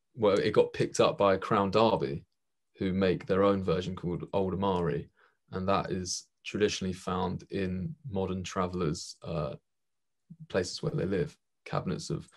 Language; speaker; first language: English; native; English